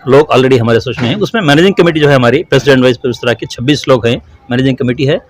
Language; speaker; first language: Urdu; native; Urdu